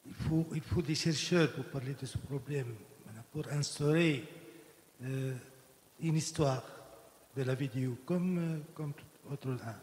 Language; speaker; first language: French; non-native, local second language; Arabic